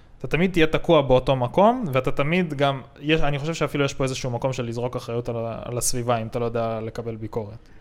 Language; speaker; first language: Hebrew; native; Hebrew